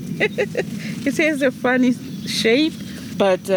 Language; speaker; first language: English; non-native, local second language; Shona